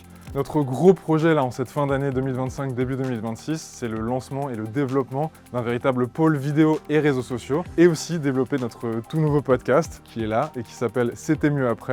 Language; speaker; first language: French; native; French